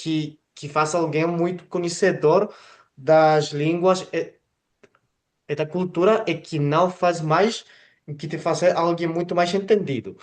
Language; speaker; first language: Portuguese; non-native, fluent; Spanish